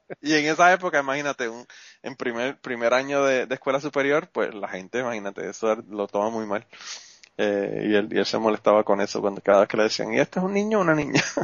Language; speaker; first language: Spanish; native; Spanish